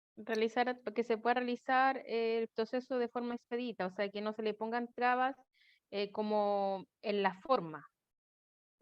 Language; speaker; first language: Spanish; native; Spanish